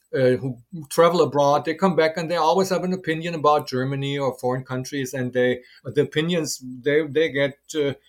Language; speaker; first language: English; non-native, fluent; German